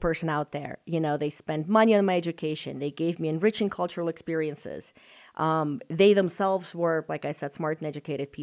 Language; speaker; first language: English; non-native, fluent; Russian